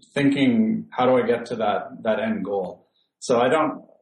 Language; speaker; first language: English; native; English